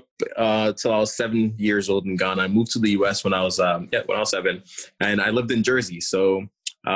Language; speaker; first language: English; early bilingual, other home language; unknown